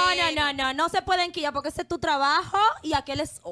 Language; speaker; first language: Spanish; native; Spanish